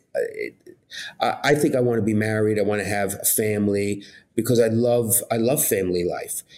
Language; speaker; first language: English; native; English